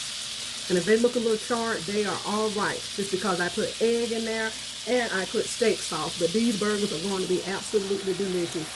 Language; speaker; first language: English; native; English